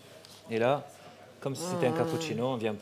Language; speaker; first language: French; native; French